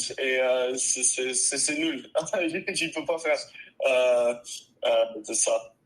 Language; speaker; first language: French; non-native, learner; English